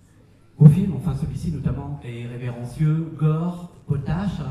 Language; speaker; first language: French; native; French